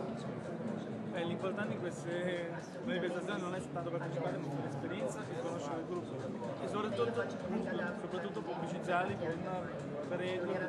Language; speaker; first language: Italian; native; Italian